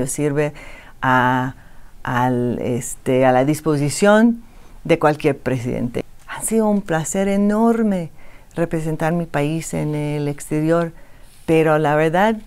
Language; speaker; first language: Spanish; non-native, fluent; English